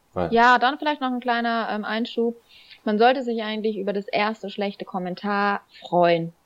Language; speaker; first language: German; native; German